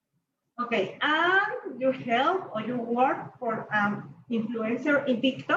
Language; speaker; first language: English; non-native, learner; Spanish